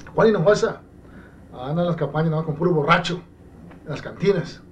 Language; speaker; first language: Spanish; early bilingual, other home language; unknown